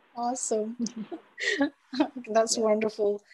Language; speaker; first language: English; non-native, fluent; Norwegian